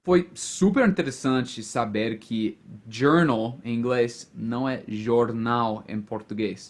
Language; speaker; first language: Portuguese; non-native, fluent; English